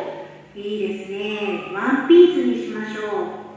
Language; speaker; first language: Japanese; non-native, learner; Indonesian